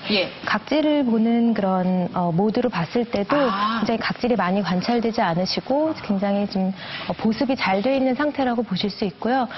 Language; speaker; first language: Korean; native; Korean